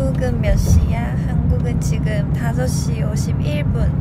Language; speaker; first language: Korean; non-native, fluent; Chinese